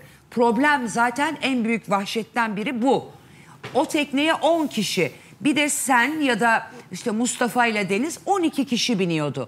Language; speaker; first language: Turkish; native; Turkish